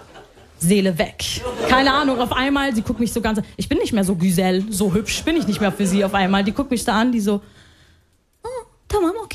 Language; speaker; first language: German; early bilingual, other home language; Arabic